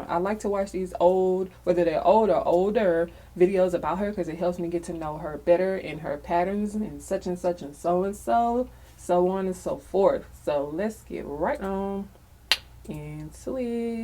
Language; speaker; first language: English; native; English